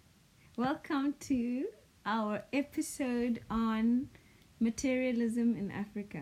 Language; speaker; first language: English; non-native, local second language; Northern Sotho